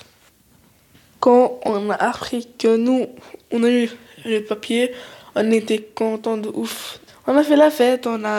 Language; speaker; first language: French; early bilingual, other home language; Arabic